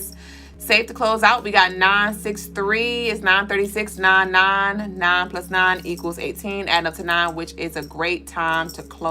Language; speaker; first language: English; native; English